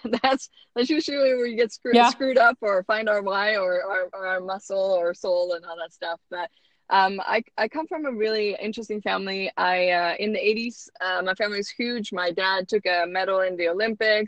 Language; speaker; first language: English; non-native, fluent; Swedish